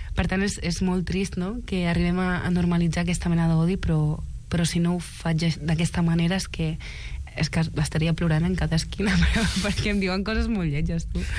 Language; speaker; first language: Catalan; early bilingual, other home language; Arabic